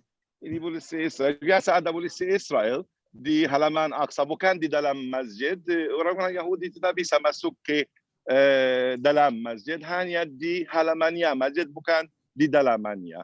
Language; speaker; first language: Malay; non-native, fluent; Arabic